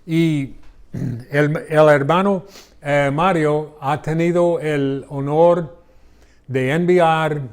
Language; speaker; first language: Spanish; non-native, learner; English